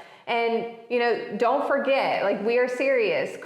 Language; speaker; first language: English; native; English